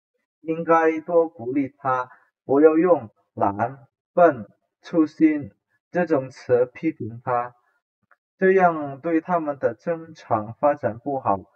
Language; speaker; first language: Chinese; non-native, fluent; Indonesian